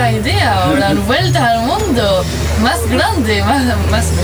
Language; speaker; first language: Spanish; non-native, learner; French